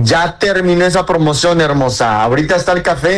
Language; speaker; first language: Spanish; native; Spanish